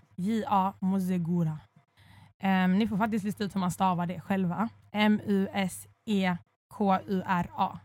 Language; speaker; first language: Swedish; early bilingual, other home language; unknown